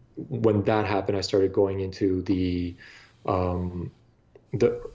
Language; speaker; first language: English; non-native, fluent; Bulgarian